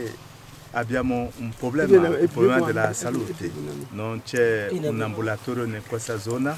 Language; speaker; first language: Italian; non-native, fluent; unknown